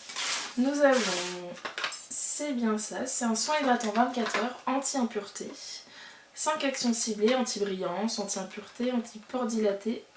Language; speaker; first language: French; native; French